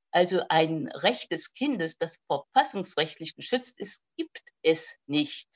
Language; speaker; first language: German; native; German